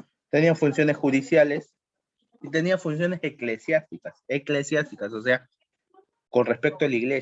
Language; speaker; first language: Spanish; native; Spanish